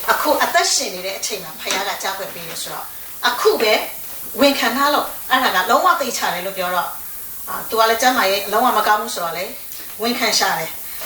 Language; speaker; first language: Burmese; native; Burmese